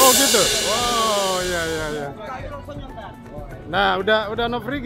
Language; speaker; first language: Indonesian; native; Indonesian